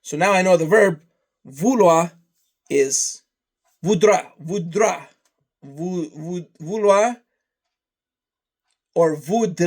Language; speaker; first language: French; non-native, learner; English